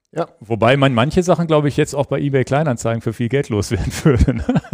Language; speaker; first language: German; native; German